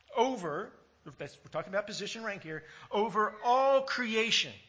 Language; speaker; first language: English; native; English